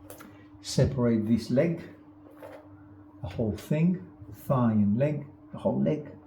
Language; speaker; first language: English; non-native, fluent; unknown